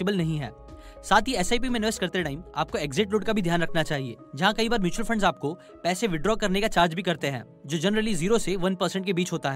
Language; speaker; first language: Hindi; native; Hindi